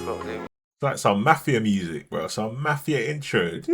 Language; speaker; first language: English; native; English